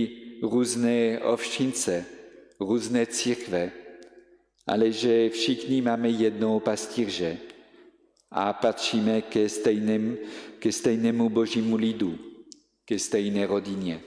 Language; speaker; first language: Czech; non-native, fluent; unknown